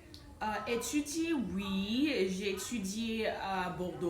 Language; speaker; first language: French; non-native, fluent; English